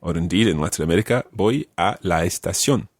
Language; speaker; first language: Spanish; non-native, fluent; English